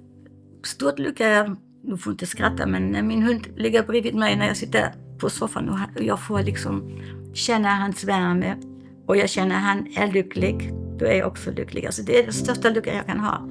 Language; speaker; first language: Swedish; non-native, fluent; German